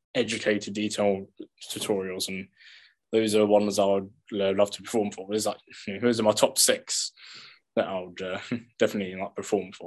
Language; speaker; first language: English; native; English